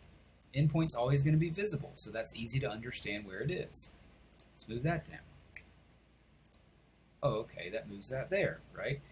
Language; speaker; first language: English; native; English